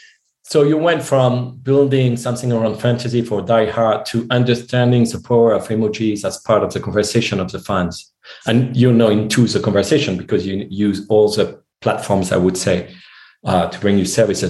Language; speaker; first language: English; non-native, fluent; French